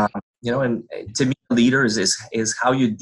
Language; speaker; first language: English; non-native, fluent; French